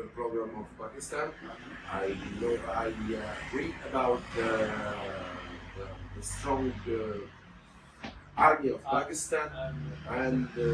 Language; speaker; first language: English; non-native, fluent; Arabic